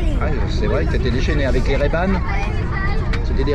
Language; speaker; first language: French; native; French